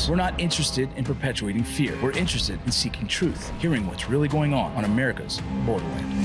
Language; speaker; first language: English; native; English